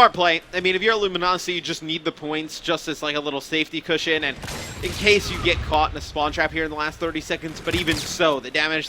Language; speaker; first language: English; native; English